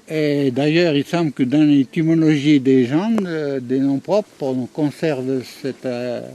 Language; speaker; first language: French; native; French